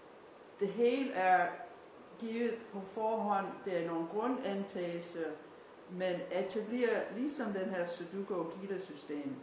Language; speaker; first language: Danish; non-native, fluent; English